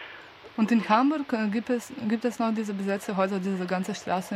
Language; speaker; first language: German; non-native, learner; Slovenian